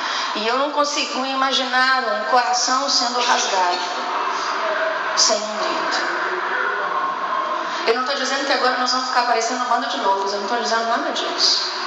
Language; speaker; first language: Portuguese; native; Portuguese